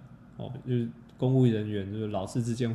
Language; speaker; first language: Chinese; native; Chinese